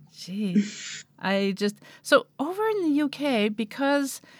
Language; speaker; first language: English; native; English